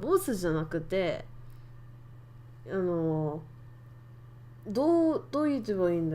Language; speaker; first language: Japanese; non-native, fluent; Vietnamese